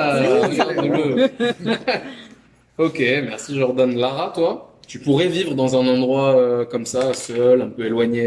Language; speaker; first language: French; native; French